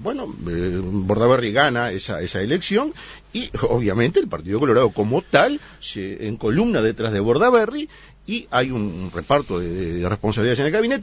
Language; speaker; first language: Spanish; native; Spanish